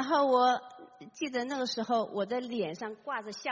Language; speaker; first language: Chinese; native; Chinese